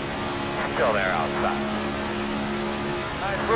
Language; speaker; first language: English; native; English